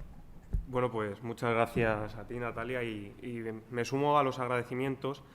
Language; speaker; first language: Spanish; native; Spanish